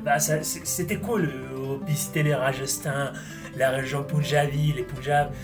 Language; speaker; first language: French; non-native, fluent; Spanish